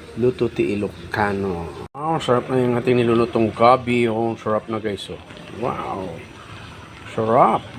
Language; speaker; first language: Filipino; non-native, local second language; Iloko